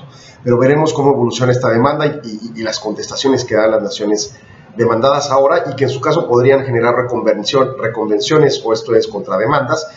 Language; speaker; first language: Spanish; native; Spanish